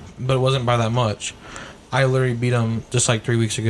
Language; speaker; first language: English; native; English